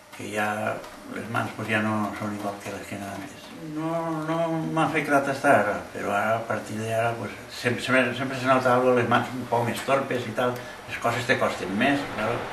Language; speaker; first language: Spanish; non-native, local second language; Catalan